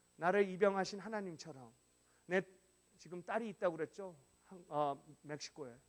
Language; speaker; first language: Korean; non-native, fluent; English